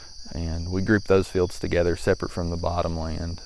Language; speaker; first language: English; native; English